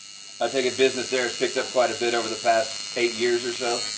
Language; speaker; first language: English; native; English